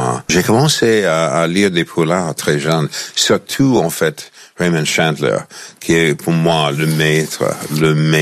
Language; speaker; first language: French; non-native, fluent; English